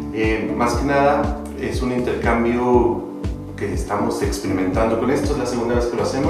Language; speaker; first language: Spanish; native; Spanish